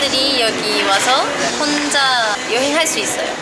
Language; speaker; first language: Korean; non-native, local second language; Arabic